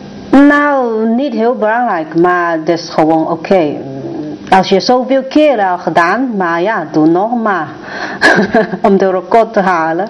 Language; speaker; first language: Dutch; non-native, learner; Chinese